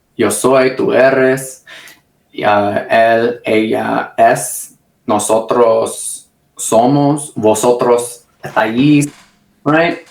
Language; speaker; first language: Spanish; non-native, learner; English